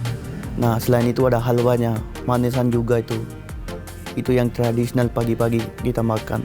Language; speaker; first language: Indonesian; non-native, learner; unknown